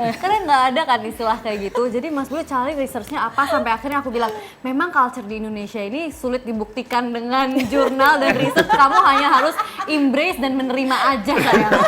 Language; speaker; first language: Indonesian; native; Indonesian